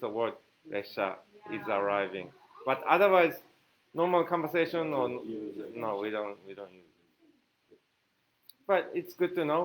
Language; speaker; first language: English; non-native, fluent; Japanese